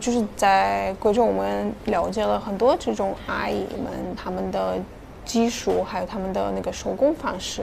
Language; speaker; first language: Chinese; non-native, fluent; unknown